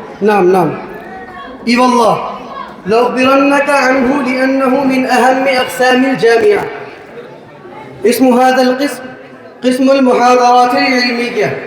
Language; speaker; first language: Arabic; non-native, learner; Urdu